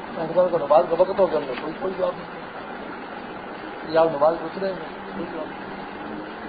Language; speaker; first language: Urdu; non-native, local second language; Pashto